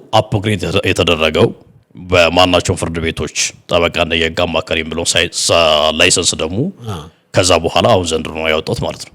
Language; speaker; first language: Amharic; non-native, local second language; Wolaytta